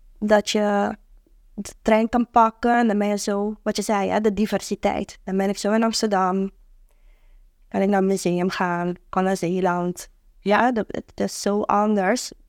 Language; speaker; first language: Dutch; non-native, local second language; Papiamento